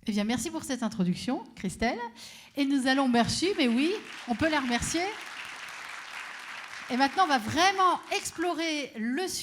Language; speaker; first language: French; native; French